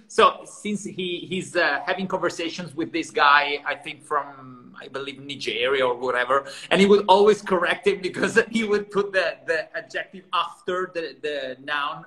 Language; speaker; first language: English; non-native, fluent; Italian